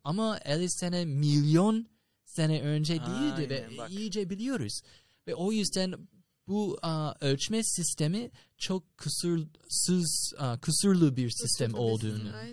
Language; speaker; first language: Turkish; non-native, fluent; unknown